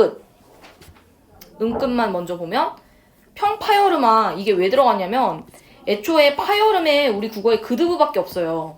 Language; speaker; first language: Korean; native; Korean